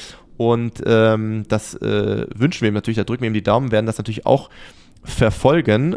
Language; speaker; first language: German; native; German